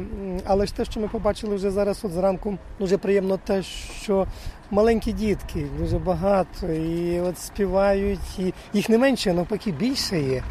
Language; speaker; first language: Ukrainian; native; Ukrainian